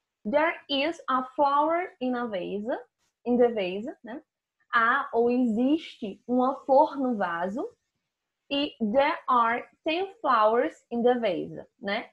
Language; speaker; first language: English; non-native, fluent; Portuguese